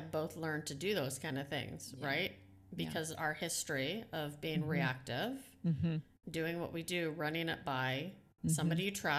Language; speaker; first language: English; non-native, fluent; Dutch